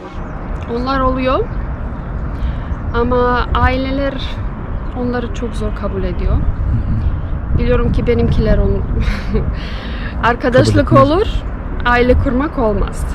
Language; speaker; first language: Turkish; early bilingual, other home language; Bosnian